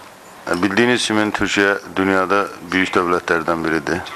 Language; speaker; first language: Turkish; non-native, fluent; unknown